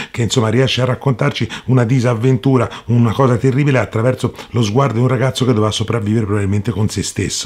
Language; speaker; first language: Italian; native; Italian